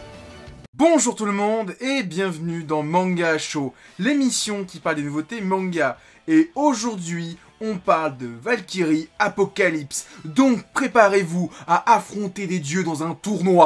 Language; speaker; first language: French; native; French